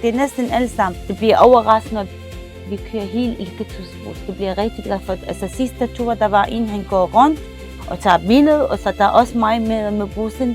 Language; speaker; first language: Danish; non-native, learner; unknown